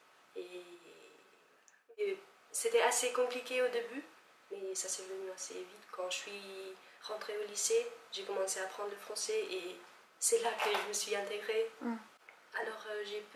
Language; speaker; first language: French; non-native, fluent; Albanian